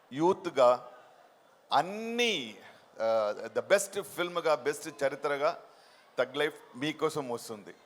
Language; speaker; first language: Telugu; non-native, local second language; Tamil